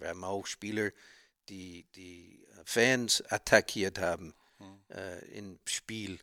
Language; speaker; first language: German; non-native, learner; English